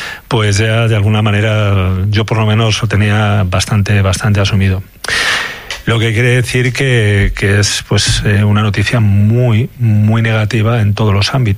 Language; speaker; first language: Spanish; native; Spanish